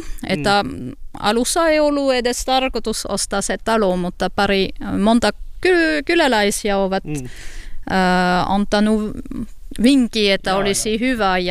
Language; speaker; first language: Finnish; non-native, learner; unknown